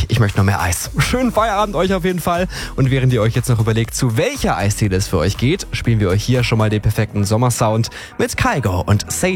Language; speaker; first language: German; native; German